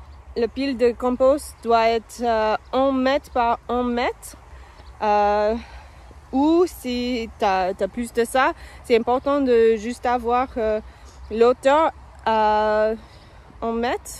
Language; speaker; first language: French; non-native, fluent; English